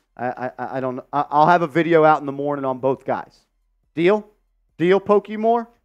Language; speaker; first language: English; native; English